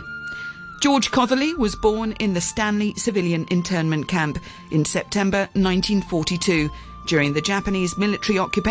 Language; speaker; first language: English; native; English